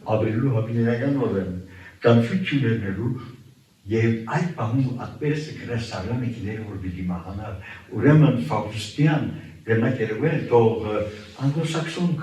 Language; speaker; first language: Armenian; early bilingual, heritage; Armenian